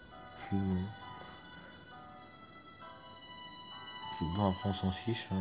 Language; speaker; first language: French; native; French